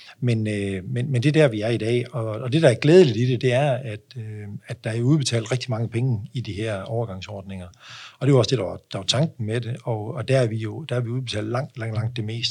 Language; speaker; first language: Danish; native; Danish